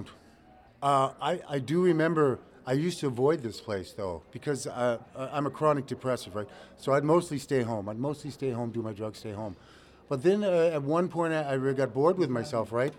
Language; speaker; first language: English; native; English